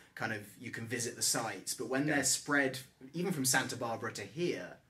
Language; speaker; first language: English; native; English